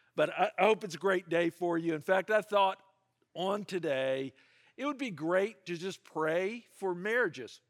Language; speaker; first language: English; native; English